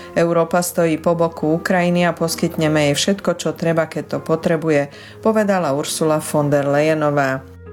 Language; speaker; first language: Slovak; early bilingual, heritage; Slovak